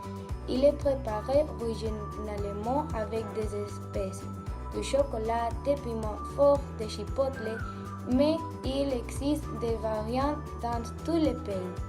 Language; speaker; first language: French; non-native, learner; Spanish